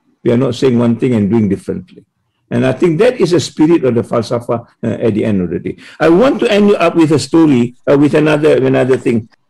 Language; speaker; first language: English; non-native, local second language; Malay